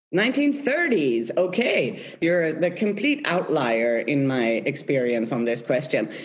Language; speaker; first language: English; non-native, fluent; Swedish